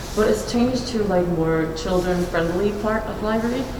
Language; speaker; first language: English; non-native, fluent; Korean